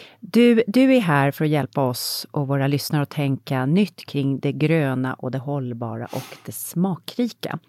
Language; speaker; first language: Swedish; native; Swedish